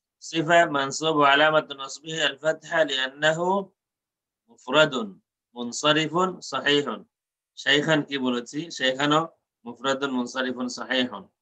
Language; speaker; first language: Arabic; non-native, fluent; Bangla